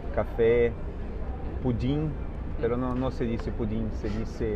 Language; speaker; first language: Spanish; non-native, fluent; Portuguese